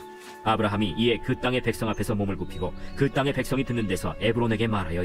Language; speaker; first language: Korean; native; Korean